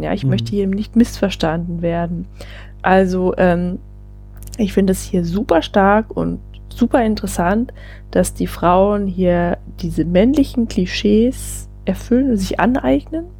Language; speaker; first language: German; native; German